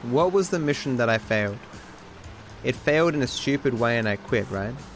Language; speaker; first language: English; native; English